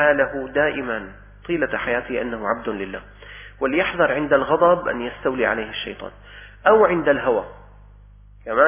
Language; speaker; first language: Arabic; native; Arabic